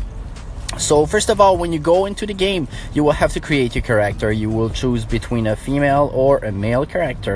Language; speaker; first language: English; non-native, fluent; French